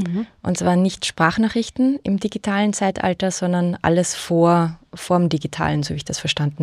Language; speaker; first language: German; native; German